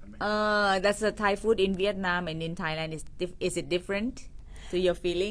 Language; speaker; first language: English; non-native, fluent; Thai